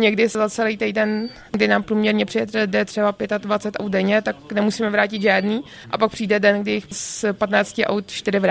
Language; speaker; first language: Czech; native; Czech